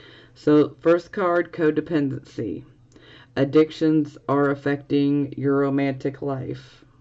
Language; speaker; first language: English; native; English